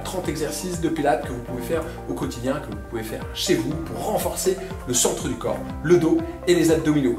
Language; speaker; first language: French; native; French